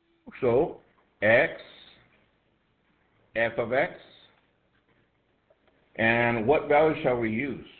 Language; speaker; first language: English; native; English